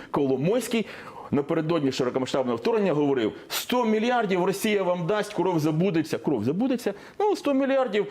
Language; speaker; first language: Ukrainian; non-native, local second language; Russian